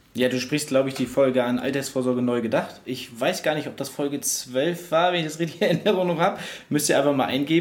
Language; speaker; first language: German; native; German